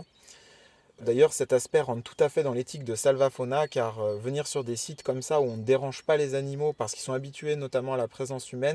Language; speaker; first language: French; native; French